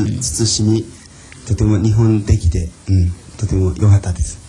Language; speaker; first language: Japanese; non-native, fluent; Chinese